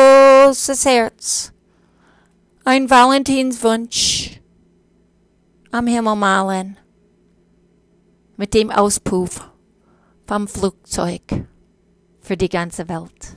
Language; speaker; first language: German; non-native, fluent; English